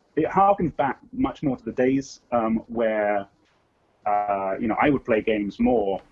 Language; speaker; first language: English; native; English